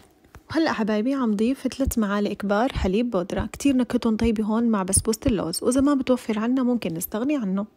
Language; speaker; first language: Arabic; native; Arabic